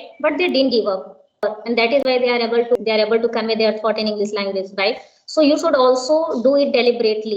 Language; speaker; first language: English; non-native, local second language; Hindi